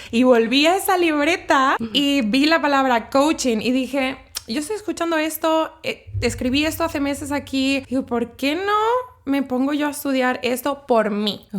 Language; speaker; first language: Spanish; native; Spanish